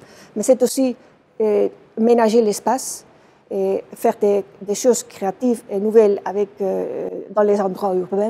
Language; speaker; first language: French; non-native, fluent; Dutch